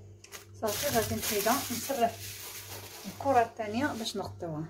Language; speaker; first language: Arabic; native; Arabic